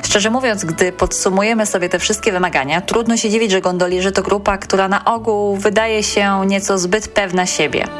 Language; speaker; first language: Polish; native; Polish